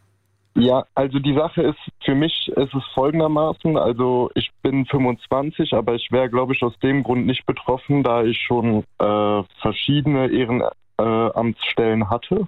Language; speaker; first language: German; native; German